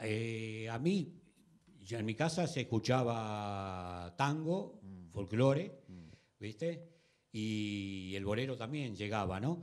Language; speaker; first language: Spanish; native; Spanish